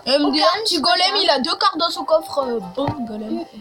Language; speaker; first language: French; native; French